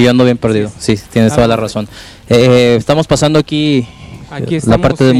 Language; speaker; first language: Spanish; native; Spanish